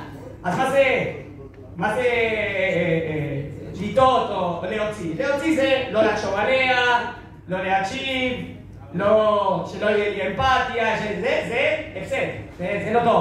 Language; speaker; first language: Hebrew; non-native, fluent; Spanish